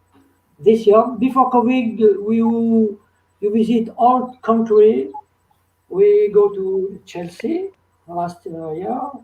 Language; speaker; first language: English; non-native, learner; French